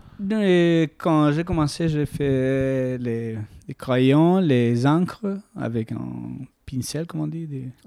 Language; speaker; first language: French; non-native, learner; Spanish